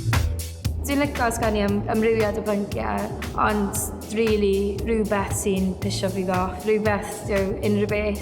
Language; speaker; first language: Welsh; non-native, local second language; English